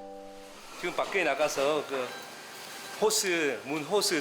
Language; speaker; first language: Korean; non-native, learner; Vietnamese